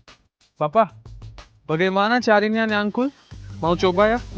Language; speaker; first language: Indonesian; non-native, learner; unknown